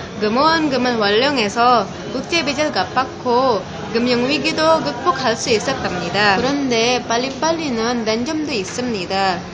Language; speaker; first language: Korean; non-native, learner; Indonesian